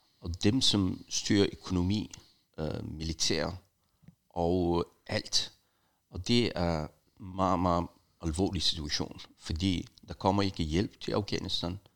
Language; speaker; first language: Danish; non-native, fluent; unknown